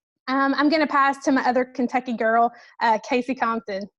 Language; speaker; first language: English; native; English